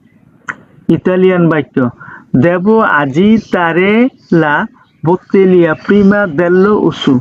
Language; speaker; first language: Italian; non-native, learner; Bangla